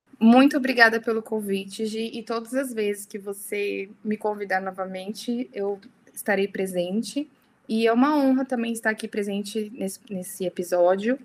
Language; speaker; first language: Portuguese; early bilingual, heritage; Portuguese